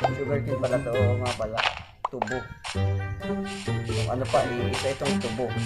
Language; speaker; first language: Filipino; non-native, local second language; Waray